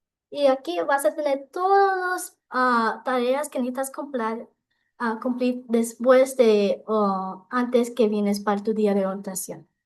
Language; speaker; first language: Spanish; non-native, local second language; English